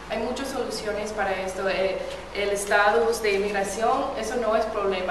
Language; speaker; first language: Spanish; non-native, fluent; English